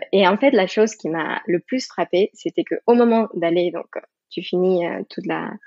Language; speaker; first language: French; non-native, fluent; Spanish